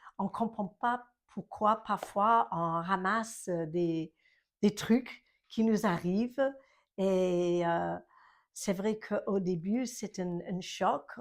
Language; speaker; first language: French; non-native, fluent; English